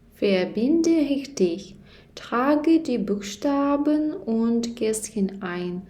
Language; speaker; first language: German; non-native, learner; Ukrainian